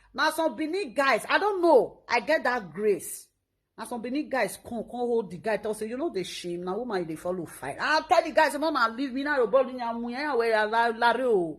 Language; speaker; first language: Nigerian Pidgin; non-native, local second language; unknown